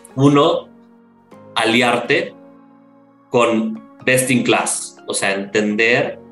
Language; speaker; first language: Spanish; native; Spanish